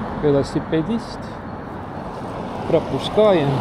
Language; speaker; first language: Russian; non-native, learner; Estonian